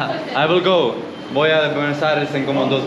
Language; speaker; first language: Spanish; non-native, learner; Swiss German